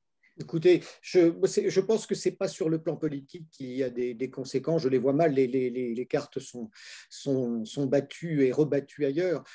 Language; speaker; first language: French; native; French